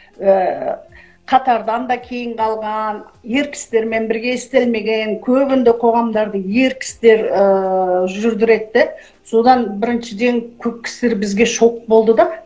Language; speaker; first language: Kazakh; early bilingual, heritage; Kazakh